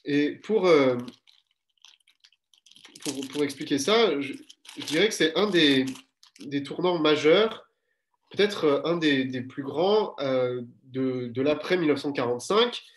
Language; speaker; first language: French; native; French